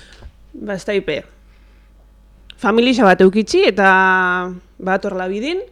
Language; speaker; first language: Basque; native; Basque